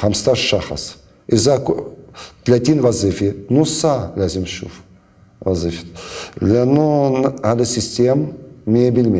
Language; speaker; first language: Arabic; non-native, learner; Russian